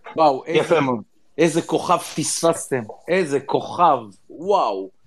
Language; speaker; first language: Hebrew; early bilingual, other home language; German